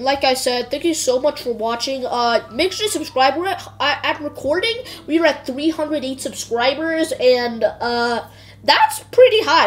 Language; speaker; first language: English; native; English